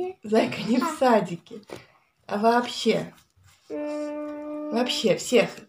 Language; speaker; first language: Russian; native; Russian